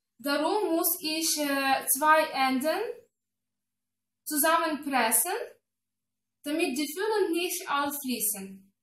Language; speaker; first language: German; non-native, learner; Russian